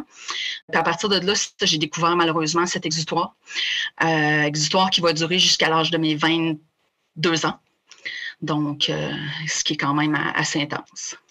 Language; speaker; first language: French; native; French